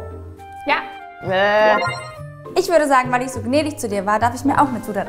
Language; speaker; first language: German; native; German